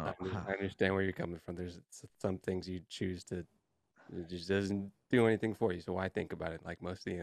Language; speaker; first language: English; native; English